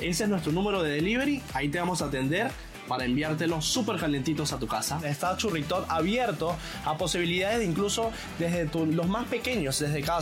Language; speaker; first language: Spanish; native; Spanish